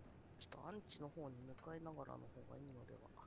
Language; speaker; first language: Japanese; native; Japanese